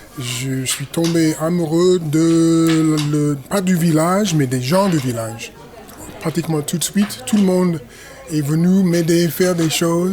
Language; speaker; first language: French; non-native, fluent; English